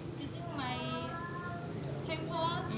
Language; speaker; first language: English; non-native, learner; Khmer